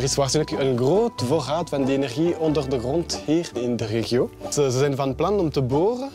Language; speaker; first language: Dutch; non-native, local second language; French